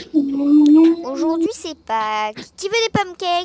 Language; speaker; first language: French; native; French